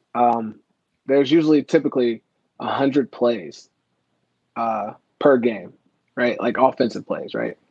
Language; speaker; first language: English; native; English